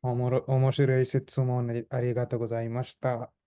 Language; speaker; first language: Japanese; non-native, fluent; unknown